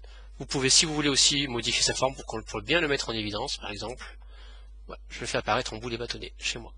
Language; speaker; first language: French; native; French